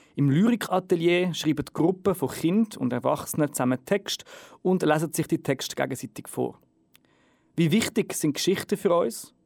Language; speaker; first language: German; native; German